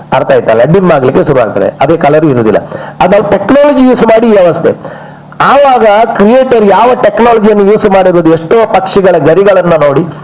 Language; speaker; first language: Kannada; non-native, local second language; Malayalam